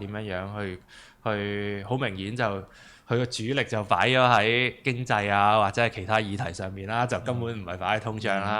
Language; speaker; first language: Cantonese; native; Cantonese